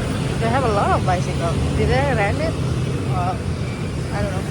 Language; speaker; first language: English; non-native, learner; Indonesian